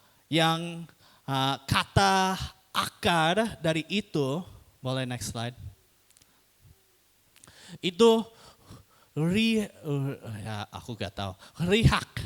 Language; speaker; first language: Indonesian; non-native, fluent; English